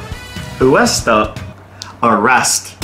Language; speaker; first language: Japanese; non-native, learner; English